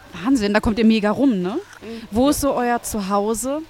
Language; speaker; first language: German; native; German